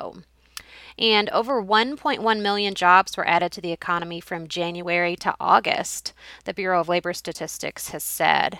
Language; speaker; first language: English; native; English